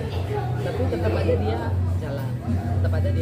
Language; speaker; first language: Indonesian; non-native, fluent; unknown